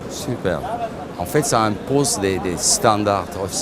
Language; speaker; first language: French; non-native, fluent; Turkish